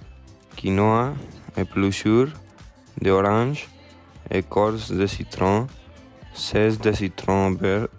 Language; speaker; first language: French; non-native, learner; Spanish